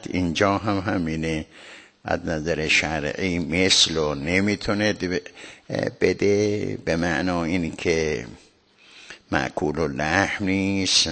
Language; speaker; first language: Persian; native; Persian